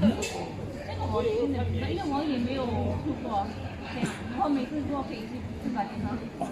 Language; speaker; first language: Chinese; non-native, learner; Urdu